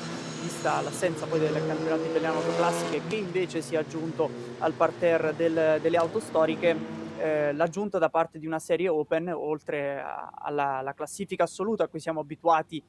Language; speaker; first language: Italian; native; Italian